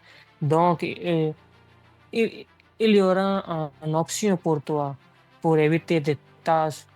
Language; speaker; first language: French; non-native, learner; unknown